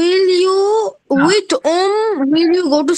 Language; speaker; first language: English; non-native, learner; Bangla